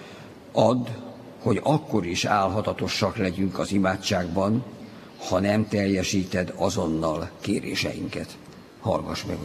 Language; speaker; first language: Hungarian; native; Hungarian